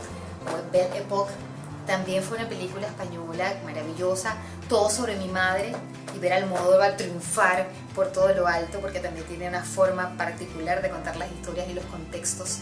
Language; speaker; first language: Spanish; native; Spanish